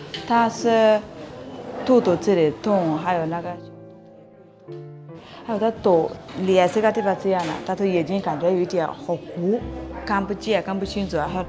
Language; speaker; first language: Chinese; non-native, fluent; Ganda